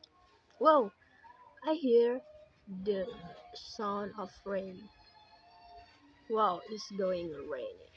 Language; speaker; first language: English; non-native, learner; Indonesian